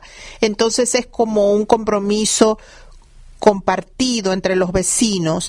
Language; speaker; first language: Spanish; native; Spanish